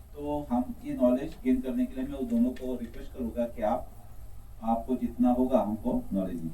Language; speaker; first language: Hindi; non-native, local second language; Marathi